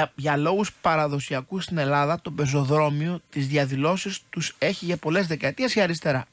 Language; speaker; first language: Greek; native; Greek